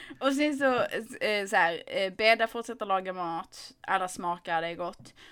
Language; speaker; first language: Swedish; native; Swedish